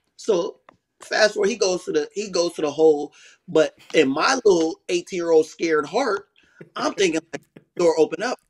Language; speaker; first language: English; native; English